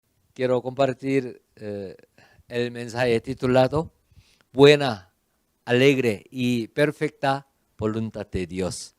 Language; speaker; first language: Spanish; non-native, fluent; Korean